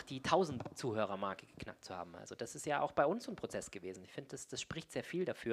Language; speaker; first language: German; native; German